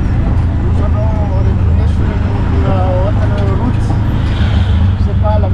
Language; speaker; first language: French; non-native, local second language; Malagasy